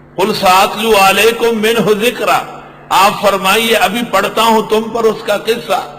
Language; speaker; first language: Urdu; non-native, local second language; Pashto